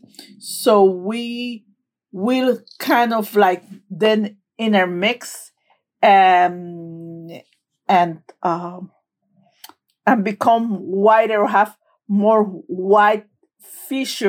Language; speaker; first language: English; non-native, fluent; Spanish